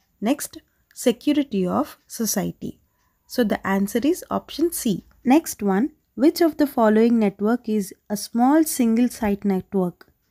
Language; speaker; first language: English; non-native, local second language; Telugu